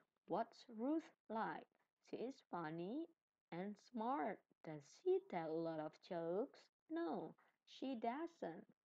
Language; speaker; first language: English; non-native, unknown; Indonesian